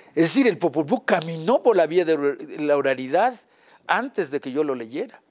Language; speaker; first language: Spanish; non-native, local second language; Yucateco